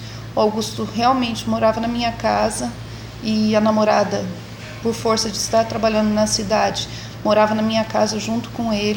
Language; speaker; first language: Portuguese; native; Portuguese